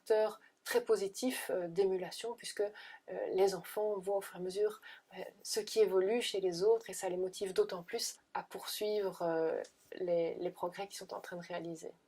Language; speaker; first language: French; native; French